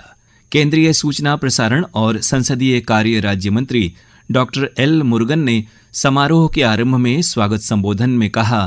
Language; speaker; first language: Hindi; native; Hindi